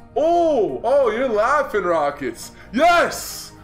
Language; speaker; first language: English; native; English